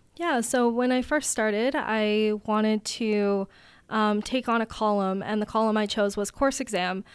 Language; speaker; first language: English; native; English